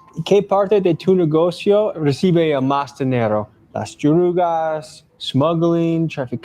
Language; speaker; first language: Spanish; non-native, learner; English